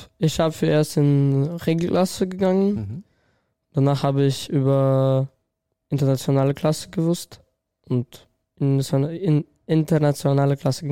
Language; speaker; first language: German; non-native, learner; Russian